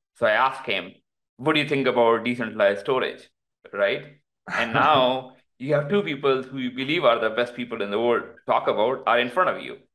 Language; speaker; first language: English; non-native, local second language; Urdu